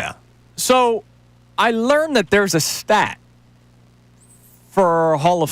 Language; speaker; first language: English; native; English